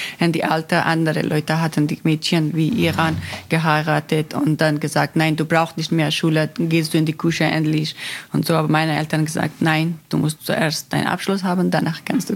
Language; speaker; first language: German; non-native, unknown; Persian